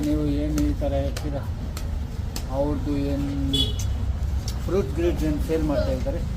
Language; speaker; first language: Kannada; non-native, learner; Ladakhi